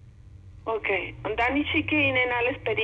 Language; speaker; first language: German; non-native, learner; Spanish